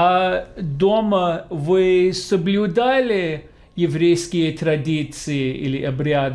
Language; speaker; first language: Russian; non-native, fluent; English